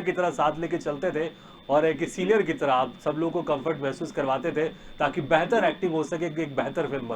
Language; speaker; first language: Hindi; native; Hindi